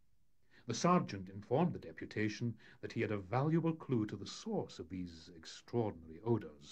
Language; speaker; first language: English; native; English